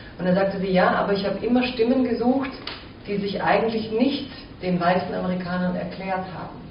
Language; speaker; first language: German; native; German